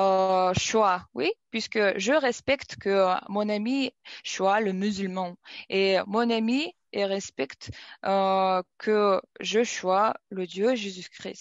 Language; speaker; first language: French; non-native, learner; Russian